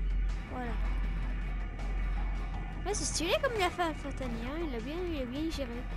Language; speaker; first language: French; native; French